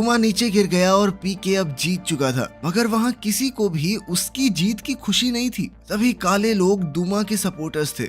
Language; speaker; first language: Hindi; native; Hindi